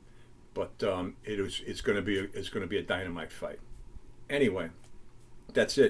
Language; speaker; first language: English; native; English